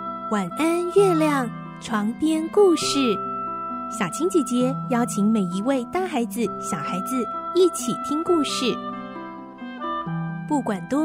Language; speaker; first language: Chinese; native; Chinese